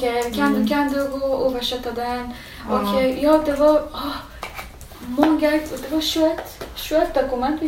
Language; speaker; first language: Swedish; non-native, learner; Persian